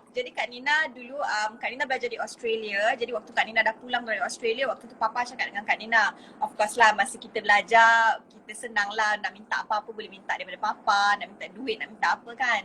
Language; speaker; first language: Malay; native; Malay